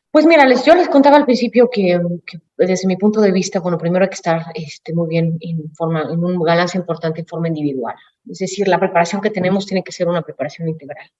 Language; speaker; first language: Spanish; native; Spanish